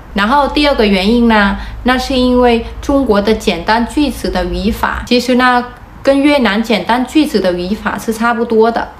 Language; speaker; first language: Chinese; non-native, fluent; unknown